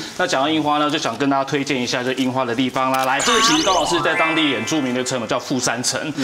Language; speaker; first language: Chinese; non-native, fluent; Japanese